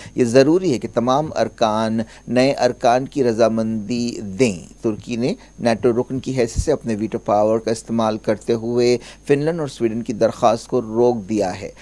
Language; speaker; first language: Urdu; native; Urdu